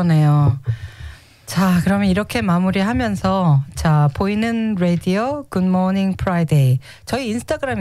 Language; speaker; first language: Korean; native; Korean